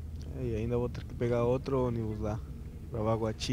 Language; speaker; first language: Portuguese; non-native, fluent; Spanish